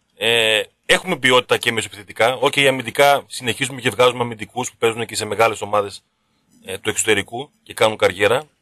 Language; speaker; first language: Greek; native; Greek